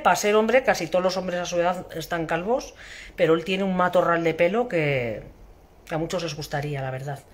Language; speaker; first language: Spanish; native; Spanish